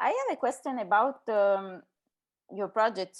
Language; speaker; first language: English; non-native, learner; Italian